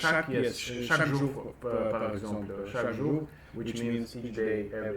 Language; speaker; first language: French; non-native, learner; Russian